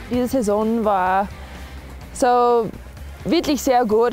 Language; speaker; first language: German; non-native, learner; English